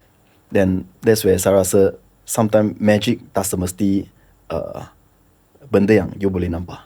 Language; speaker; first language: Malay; non-native, local second language; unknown